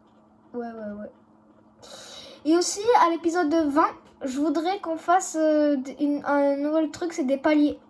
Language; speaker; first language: French; native; French